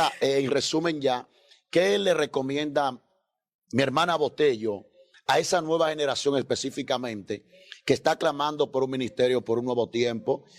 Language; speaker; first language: Spanish; native; Spanish